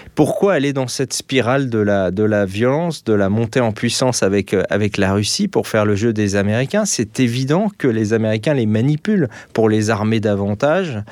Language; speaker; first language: French; native; French